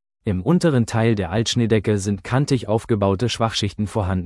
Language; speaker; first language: German; native; German